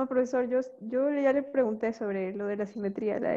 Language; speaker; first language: Spanish; native; Spanish